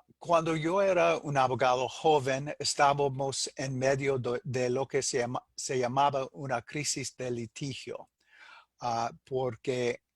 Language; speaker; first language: Spanish; non-native, fluent; English